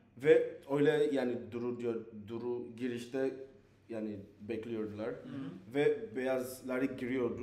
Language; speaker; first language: Turkish; non-native, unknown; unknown